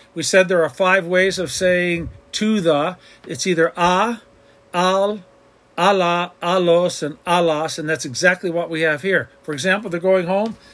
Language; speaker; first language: English; native; English